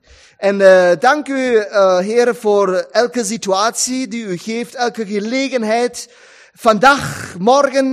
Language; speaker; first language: Dutch; non-native, fluent; German